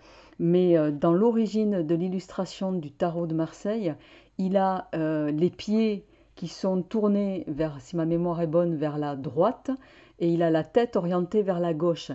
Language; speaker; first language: French; native; French